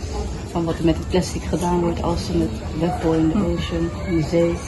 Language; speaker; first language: Dutch; native; Dutch